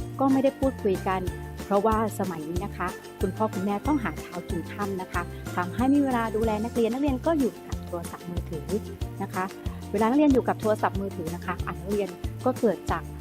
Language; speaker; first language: Thai; native; Thai